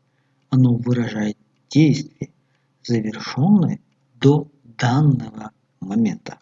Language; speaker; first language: Russian; non-native, local second language; Tajik